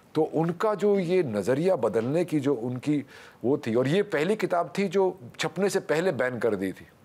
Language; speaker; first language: Hindi; native; Hindi